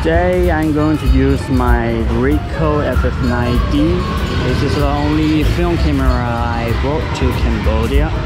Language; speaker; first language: English; non-native, fluent; Chinese